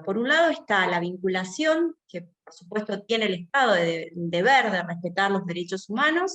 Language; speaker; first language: Spanish; native; Spanish